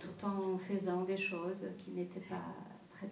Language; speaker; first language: French; non-native, fluent; Portuguese